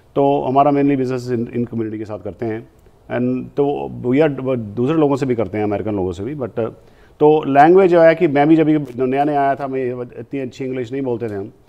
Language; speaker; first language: Hindi; native; Hindi